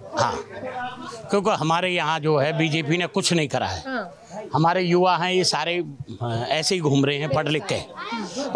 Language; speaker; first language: Hindi; native; Hindi